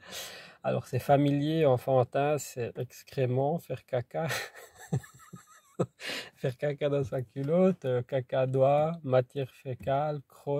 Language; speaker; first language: French; native; French